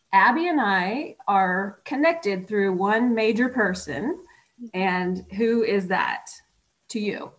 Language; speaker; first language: English; native; English